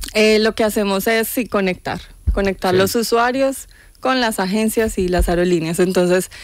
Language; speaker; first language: Spanish; native; Spanish